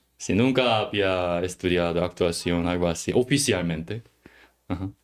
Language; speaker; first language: Spanish; non-native, learner; Korean